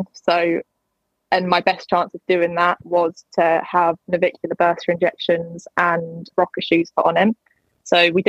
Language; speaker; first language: English; native; English